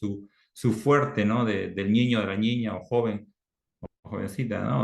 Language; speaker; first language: Spanish; native; Spanish